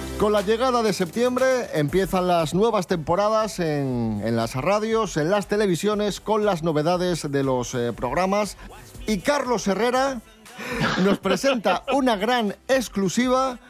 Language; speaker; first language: Spanish; native; Spanish